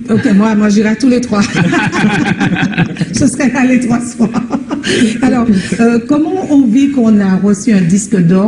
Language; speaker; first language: French; native; French